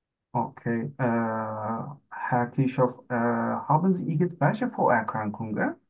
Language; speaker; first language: German; non-native, learner; Turkish